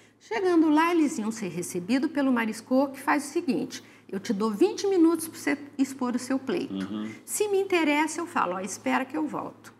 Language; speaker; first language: Portuguese; native; Portuguese